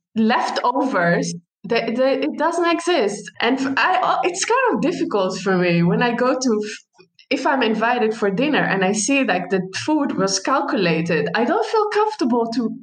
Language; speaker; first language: English; non-native, fluent; Arabic